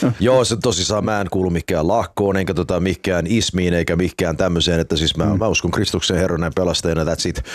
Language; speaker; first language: Finnish; early bilingual, heritage; Finnish